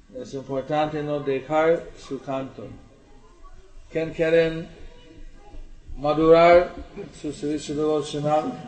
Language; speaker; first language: Spanish; non-native, learner; English